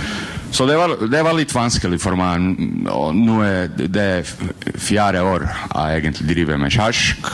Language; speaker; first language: Norwegian; non-native, learner; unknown